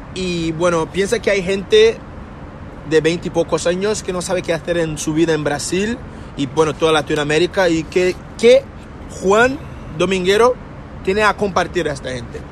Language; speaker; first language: Spanish; non-native, fluent; Portuguese